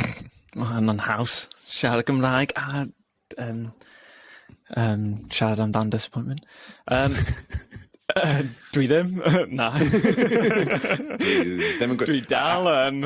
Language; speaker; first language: Welsh; non-native, local second language; English